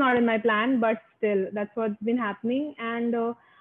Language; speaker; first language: English; non-native, local second language; Marathi